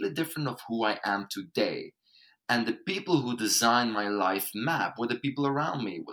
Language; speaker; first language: English; non-native, fluent; Dutch